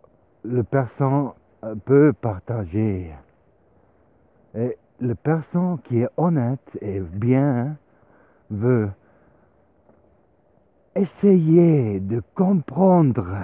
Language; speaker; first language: French; non-native, learner; Swiss German